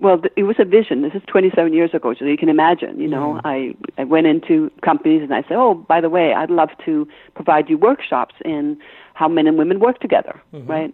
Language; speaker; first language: English; non-native, fluent; Danish